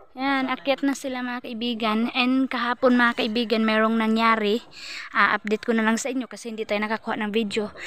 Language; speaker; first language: Filipino; non-native, local second language; Cebuano